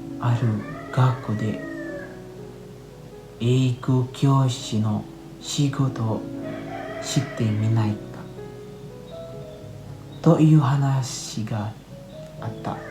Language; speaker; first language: Japanese; non-native, learner; Indonesian